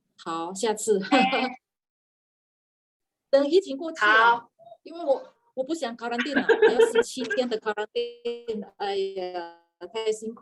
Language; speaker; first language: Chinese; non-native, fluent; Indonesian